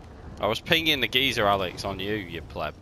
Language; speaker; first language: English; native; English